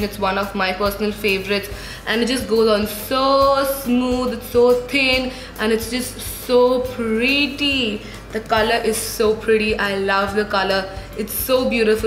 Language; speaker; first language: English; non-native, local second language; Hindi